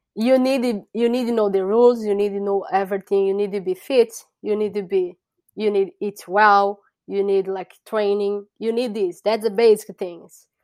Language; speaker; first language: English; non-native, learner; Portuguese